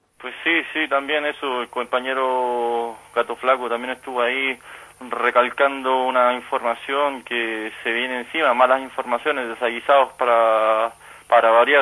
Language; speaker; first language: Spanish; native; Spanish